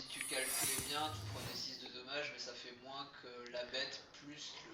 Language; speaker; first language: French; native; French